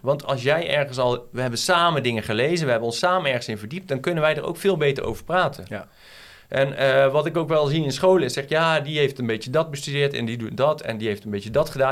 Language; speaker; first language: Dutch; native; Dutch